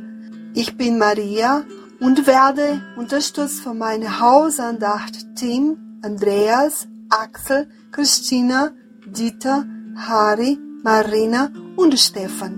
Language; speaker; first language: German; non-native, fluent; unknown